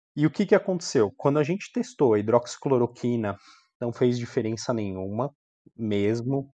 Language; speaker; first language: Portuguese; native; Portuguese